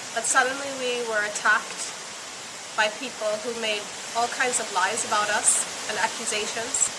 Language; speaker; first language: English; native; English